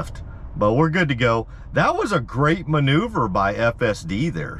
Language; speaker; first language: English; native; English